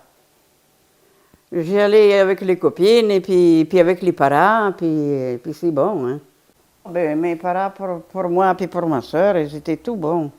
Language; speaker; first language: French; non-native, fluent; Polish